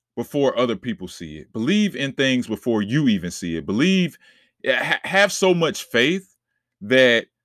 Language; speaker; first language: English; native; English